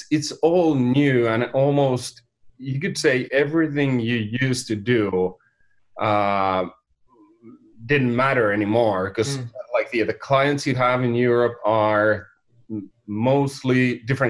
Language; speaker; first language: English; non-native, fluent; Finnish